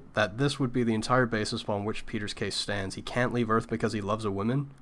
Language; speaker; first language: English; native; English